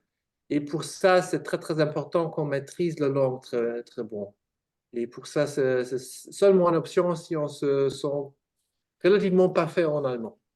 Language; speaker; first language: French; non-native, fluent; German